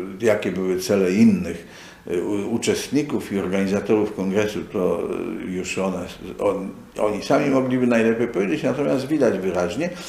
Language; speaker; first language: Polish; native; Polish